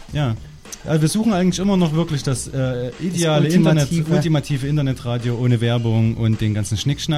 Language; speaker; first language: German; native; German